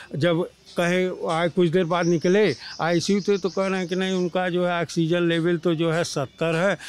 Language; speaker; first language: Hindi; native; Hindi